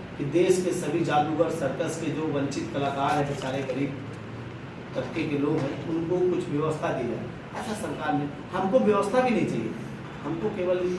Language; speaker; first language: Hindi; native; Hindi